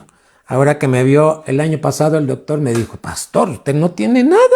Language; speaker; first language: Spanish; native; Spanish